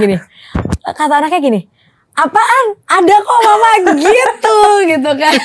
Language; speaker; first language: Indonesian; native; Indonesian